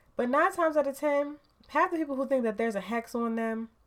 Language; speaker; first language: English; native; English